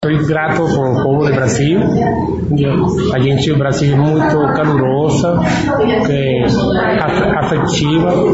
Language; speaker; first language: Portuguese; non-native, learner; Spanish